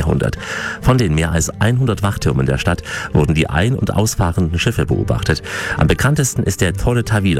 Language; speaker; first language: German; native; German